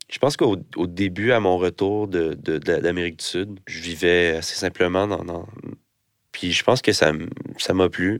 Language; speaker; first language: French; native; French